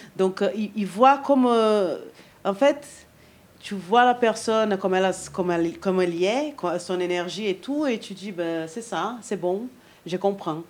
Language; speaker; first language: French; non-native, fluent; Portuguese